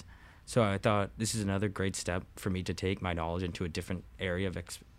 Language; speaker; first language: English; native; English